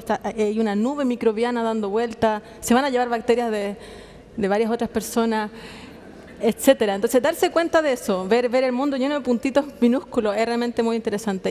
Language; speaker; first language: Spanish; native; Spanish